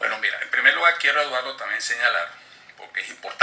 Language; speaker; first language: Spanish; native; Spanish